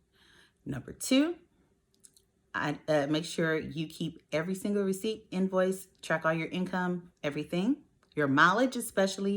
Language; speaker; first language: English; native; English